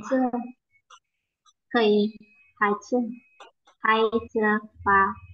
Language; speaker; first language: Chinese; non-native, learner; Indonesian